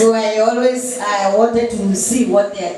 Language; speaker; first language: English; non-native, fluent; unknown